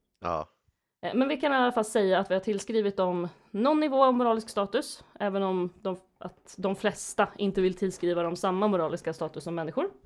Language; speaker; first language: Swedish; native; Swedish